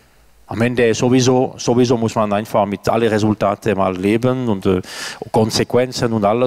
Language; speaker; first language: German; non-native, local second language; French